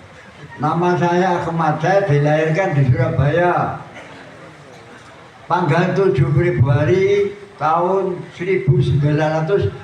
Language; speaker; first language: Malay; non-native, local second language; Javanese